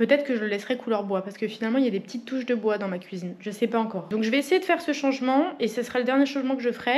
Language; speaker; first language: French; native; French